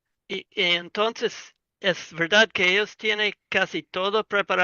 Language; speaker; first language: Spanish; non-native, learner; English